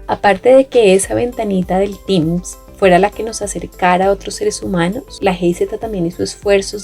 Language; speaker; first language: Spanish; native; Spanish